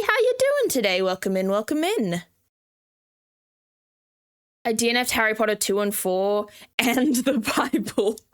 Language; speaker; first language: English; native; English